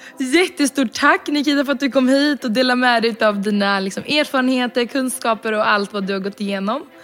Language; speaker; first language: Swedish; early bilingual, other home language; Romany